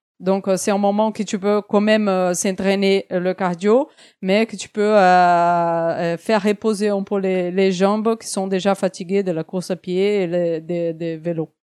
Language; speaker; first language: French; non-native, fluent; Portuguese